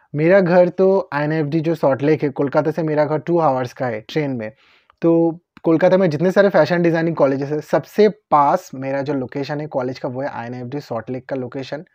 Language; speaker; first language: Hindi; non-native, local second language; Bangla